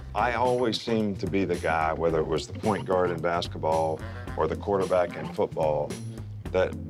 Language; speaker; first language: English; native; English